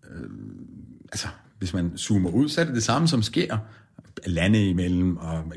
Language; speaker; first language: Danish; non-native, fluent; Persian